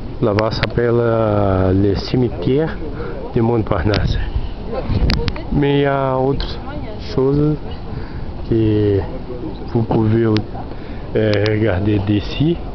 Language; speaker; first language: French; non-native, learner; Portuguese